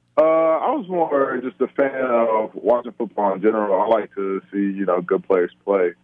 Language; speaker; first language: English; native; English